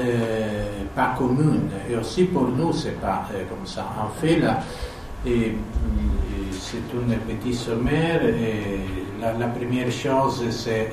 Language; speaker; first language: French; non-native, fluent; Italian